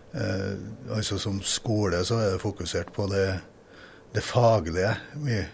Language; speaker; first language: Norwegian; native; Norwegian